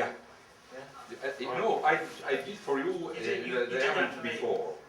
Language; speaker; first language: English; non-native, learner; Italian